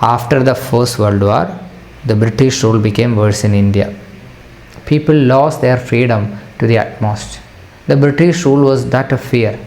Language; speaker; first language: English; non-native, local second language; Malayalam